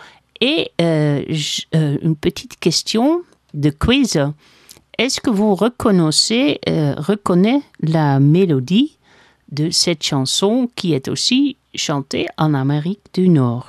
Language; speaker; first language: French; non-native, fluent; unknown